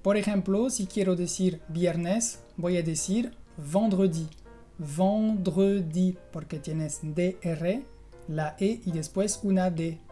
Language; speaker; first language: Spanish; non-native, fluent; French